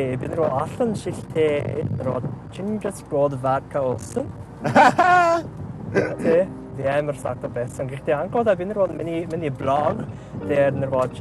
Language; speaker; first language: Mongolian; non-native, learner; English